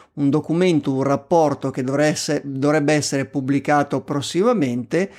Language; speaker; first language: Italian; native; Italian